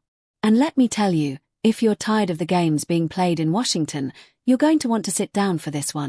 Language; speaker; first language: English; native; English